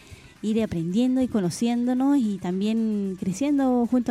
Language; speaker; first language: Spanish; native; Spanish